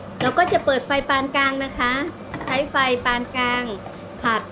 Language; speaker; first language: Thai; native; Thai